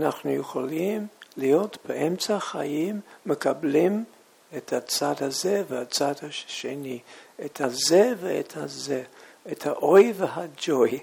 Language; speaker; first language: Hebrew; non-native, fluent; English